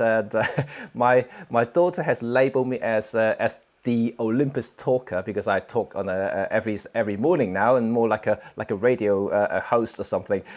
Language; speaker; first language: English; non-native, local second language; Cantonese